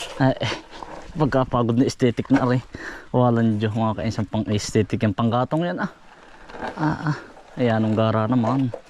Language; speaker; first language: Filipino; native; Filipino